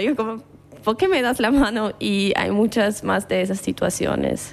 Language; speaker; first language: Spanish; non-native, fluent; German